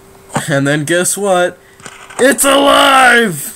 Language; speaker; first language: English; native; English